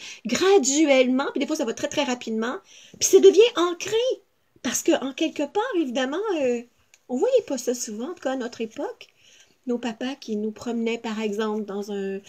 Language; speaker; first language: French; native; French